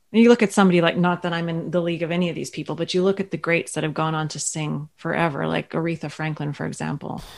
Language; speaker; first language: English; native; English